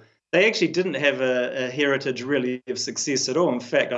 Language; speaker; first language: English; native; English